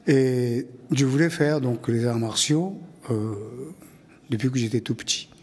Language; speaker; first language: French; non-native, fluent; Japanese